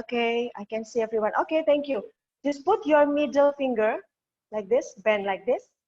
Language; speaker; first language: English; non-native, learner; Indonesian